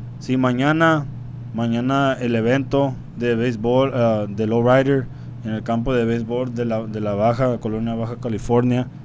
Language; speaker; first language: Spanish; early bilingual, heritage; Spanish